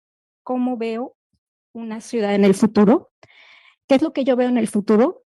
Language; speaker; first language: Spanish; native; Spanish